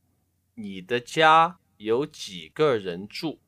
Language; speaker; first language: Chinese; non-native, learner; English